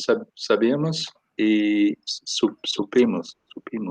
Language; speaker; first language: Spanish; non-native, learner; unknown